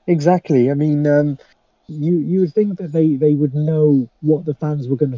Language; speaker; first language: English; native; English